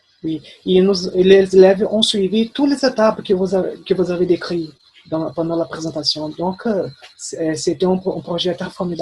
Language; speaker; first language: French; non-native, fluent; Portuguese